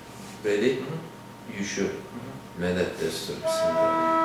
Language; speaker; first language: Turkish; native; Turkish